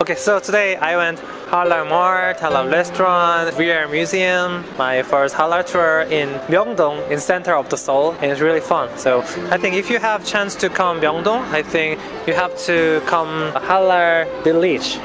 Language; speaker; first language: English; non-native, fluent; Korean